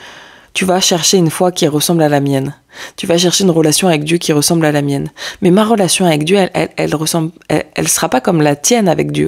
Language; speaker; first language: French; native; French